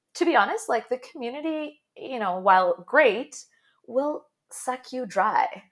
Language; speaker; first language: English; non-native, fluent; Arabic